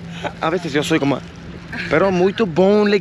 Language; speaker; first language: Spanish; non-native, learner; Swedish